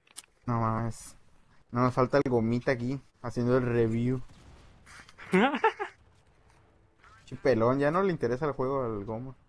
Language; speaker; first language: Spanish; native; Spanish